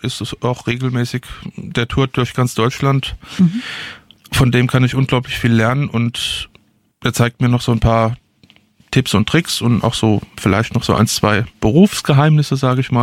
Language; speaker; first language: German; native; German